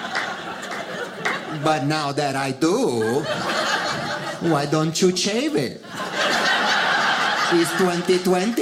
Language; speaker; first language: English; early bilingual, other home language; Spanish